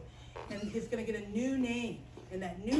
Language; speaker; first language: English; native; English